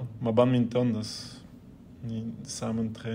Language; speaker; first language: Dutch; non-native, local second language; French